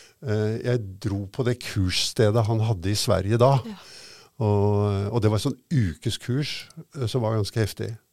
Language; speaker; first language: Norwegian; native; Norwegian